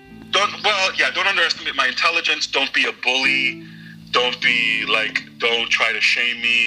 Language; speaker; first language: English; early bilingual, other home language; Greek